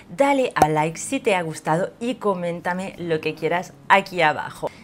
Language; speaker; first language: Spanish; non-native, fluent; French